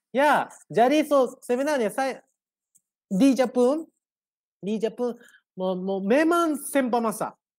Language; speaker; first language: Malay; non-native, learner; Japanese